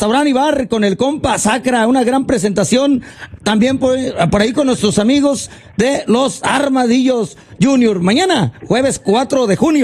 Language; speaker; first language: Spanish; native; Spanish